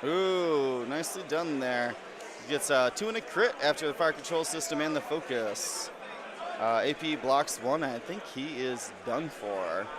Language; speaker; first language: English; native; English